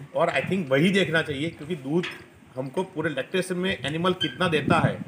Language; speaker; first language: Hindi; non-native, local second language; Gujarati